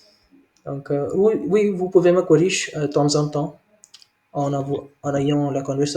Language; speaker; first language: French; non-native, learner; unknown